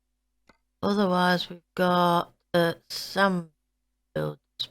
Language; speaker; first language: English; native; English